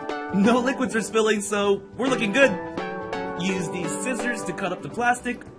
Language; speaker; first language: English; native; English